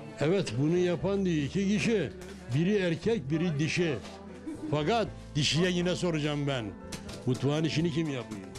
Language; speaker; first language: Turkish; native; Turkish